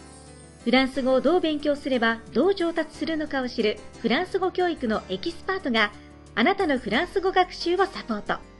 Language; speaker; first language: Japanese; native; Japanese